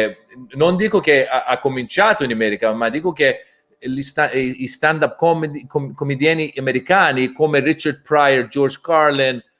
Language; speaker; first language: Italian; non-native, learner; English